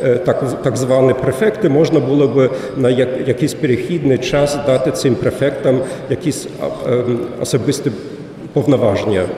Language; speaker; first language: Ukrainian; non-native, fluent; German